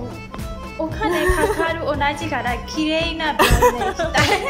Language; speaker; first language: Japanese; non-native, learner; Burmese